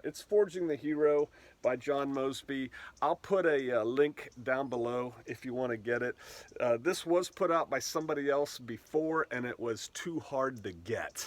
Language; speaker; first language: English; native; English